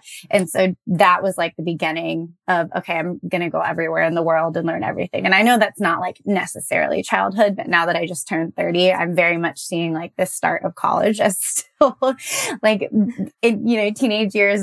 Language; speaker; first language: English; native; English